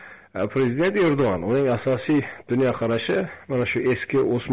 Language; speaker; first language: Turkish; non-native, learner; Uzbek